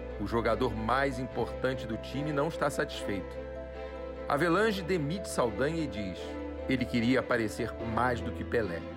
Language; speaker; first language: Portuguese; native; Portuguese